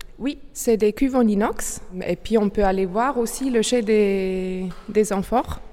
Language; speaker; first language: French; non-native, local second language; Swiss German